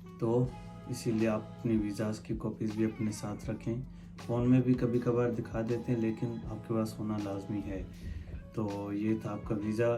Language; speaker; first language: Urdu; non-native, local second language; Sindhi